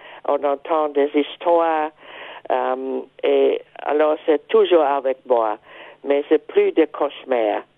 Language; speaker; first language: French; non-native, fluent; German